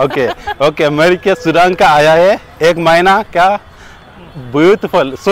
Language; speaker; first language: Hindi; non-native, learner; Arabic